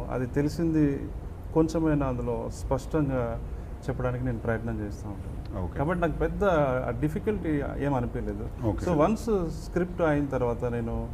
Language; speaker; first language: Telugu; native; Telugu